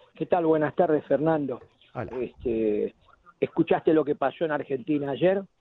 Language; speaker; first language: Spanish; native; Spanish